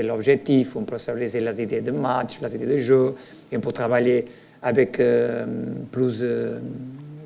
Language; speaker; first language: French; non-native, learner; Portuguese